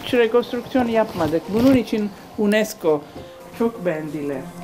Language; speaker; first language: Turkish; non-native, learner; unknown